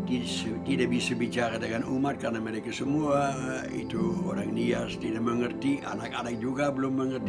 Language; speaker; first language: Indonesian; non-native, fluent; Dutch